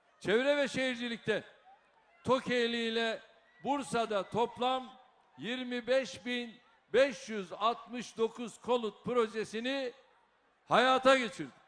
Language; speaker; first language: Turkish; native; Turkish